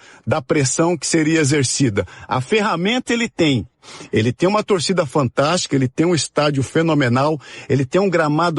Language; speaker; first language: Portuguese; native; Portuguese